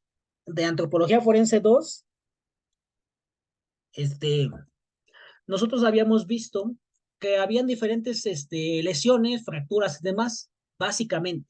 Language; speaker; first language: Spanish; native; Spanish